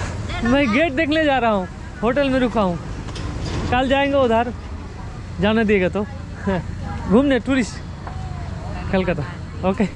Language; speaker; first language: Hindi; non-native, local second language; Bangla